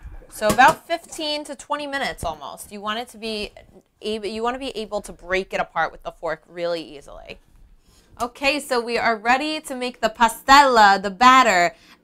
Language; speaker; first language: English; early bilingual, other home language; Italian